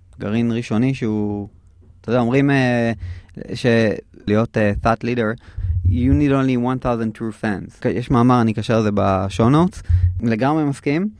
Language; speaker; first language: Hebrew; native; Hebrew